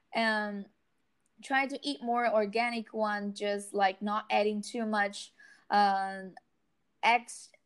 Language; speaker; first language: English; non-native, fluent; Chinese